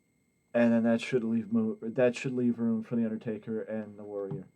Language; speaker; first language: English; native; English